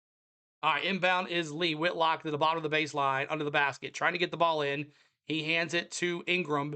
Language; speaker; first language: English; native; English